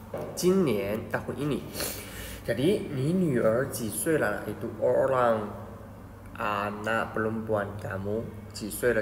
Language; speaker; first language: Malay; non-native, fluent; Chinese